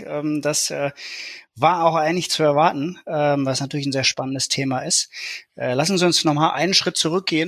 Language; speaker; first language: German; native; German